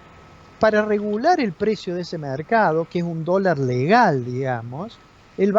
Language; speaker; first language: Spanish; native; Spanish